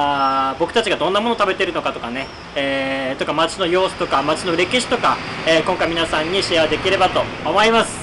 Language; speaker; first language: Japanese; native; Japanese